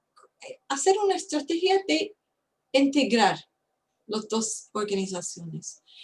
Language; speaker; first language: Spanish; non-native, fluent; English